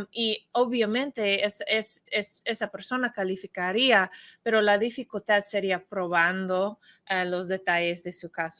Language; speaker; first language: Spanish; non-native, fluent; English